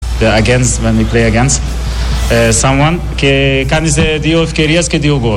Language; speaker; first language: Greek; non-native, learner; Portuguese